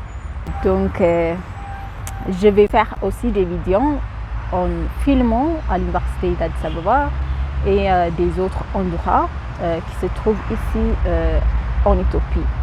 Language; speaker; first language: French; non-native, fluent; Amharic